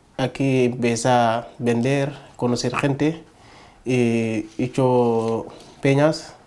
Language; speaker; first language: Spanish; non-native, learner; Wolof